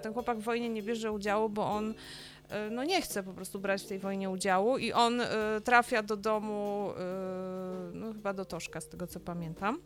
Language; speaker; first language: Polish; native; Polish